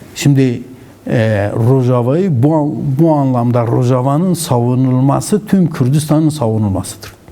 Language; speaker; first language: Turkish; non-native, local second language; Kurdish